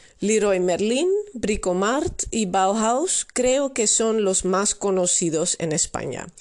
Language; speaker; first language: Spanish; non-native, learner; Dutch